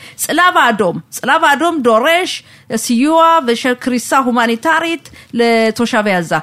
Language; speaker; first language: Hebrew; non-native, fluent; Amharic